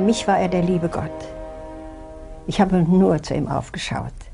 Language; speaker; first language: German; native; German